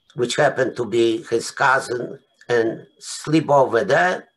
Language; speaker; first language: English; non-native, fluent; Polish